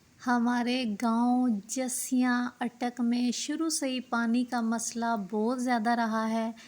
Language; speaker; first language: Urdu; non-native, local second language; Punjabi